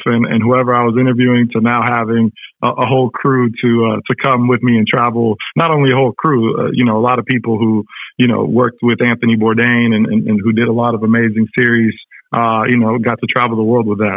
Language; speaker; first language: English; early bilingual, other home language; Spanish